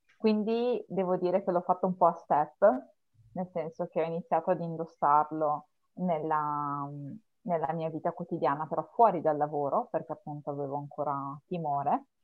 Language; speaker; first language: Italian; native; Italian